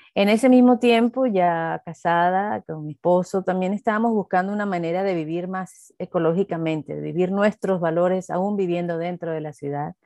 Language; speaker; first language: Spanish; native; Spanish